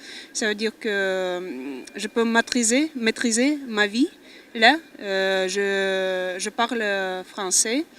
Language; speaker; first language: French; non-native, fluent; Russian